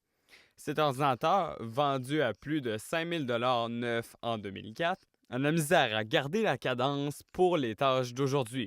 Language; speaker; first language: French; native; French